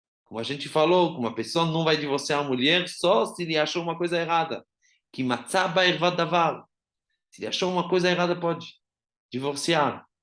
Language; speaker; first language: Portuguese; non-native, fluent; Hebrew